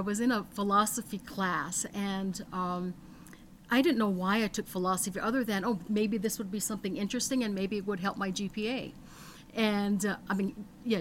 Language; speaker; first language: English; native; English